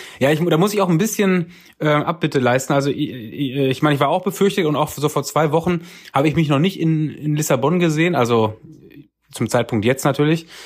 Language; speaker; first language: German; native; German